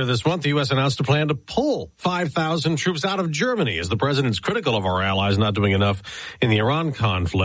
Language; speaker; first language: English; native; English